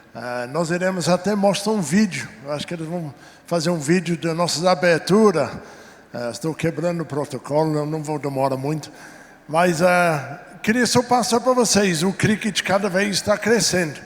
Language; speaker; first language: Portuguese; non-native, fluent; English